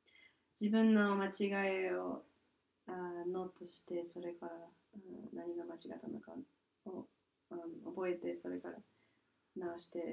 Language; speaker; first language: Japanese; non-native, fluent; English